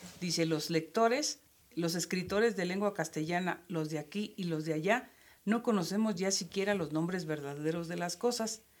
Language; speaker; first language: Spanish; native; Spanish